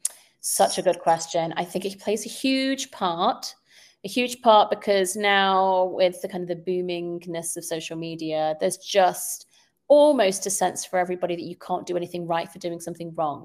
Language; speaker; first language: English; native; English